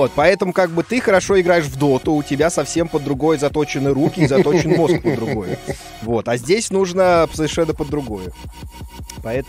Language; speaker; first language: Russian; native; Russian